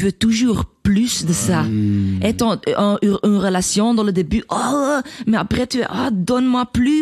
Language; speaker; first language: French; non-native, learner; Dutch